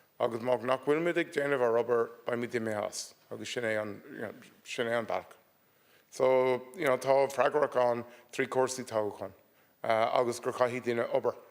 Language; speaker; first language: Irish; non-native, local second language; English